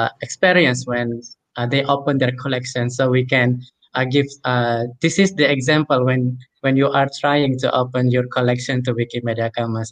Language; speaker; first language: English; non-native, fluent; Indonesian